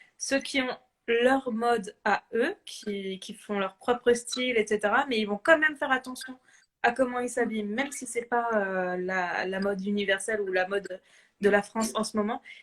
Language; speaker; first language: French; native; French